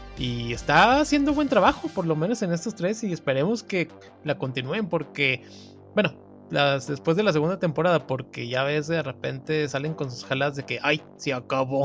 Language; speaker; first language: Spanish; native; Spanish